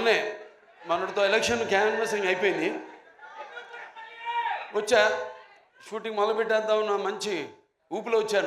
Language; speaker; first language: Telugu; native; Telugu